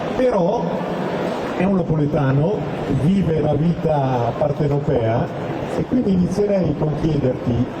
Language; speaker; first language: Italian; native; Italian